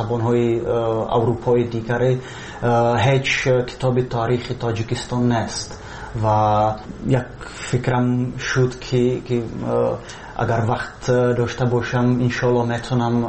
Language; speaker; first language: Persian; non-native, fluent; Slovak